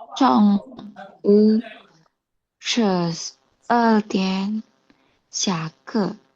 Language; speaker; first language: Chinese; non-native, learner; Indonesian